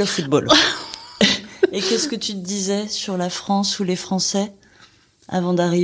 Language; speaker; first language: French; native; French